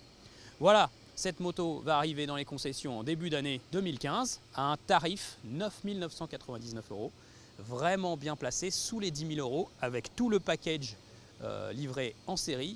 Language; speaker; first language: French; native; French